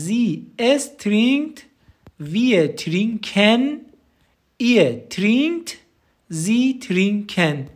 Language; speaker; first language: German; non-native, fluent; Persian